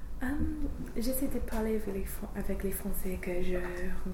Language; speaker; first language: French; non-native, fluent; English